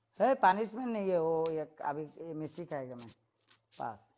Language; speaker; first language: Hindi; non-native, learner; Bangla